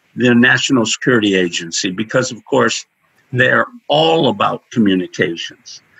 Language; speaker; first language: English; native; English